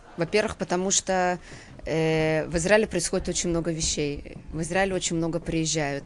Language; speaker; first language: Russian; native; Russian